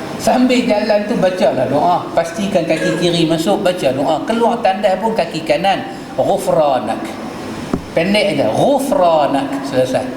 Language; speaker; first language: Malay; native; Malay